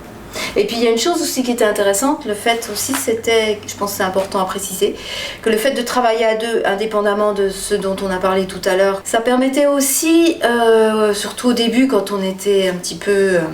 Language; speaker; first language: French; native; French